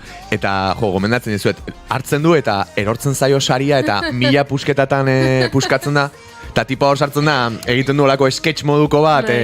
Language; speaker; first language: Basque; native; Basque